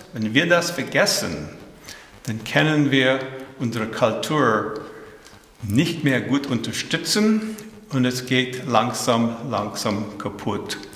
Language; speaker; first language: German; early bilingual, heritage; German